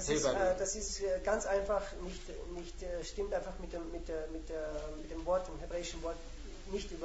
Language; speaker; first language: German; native; German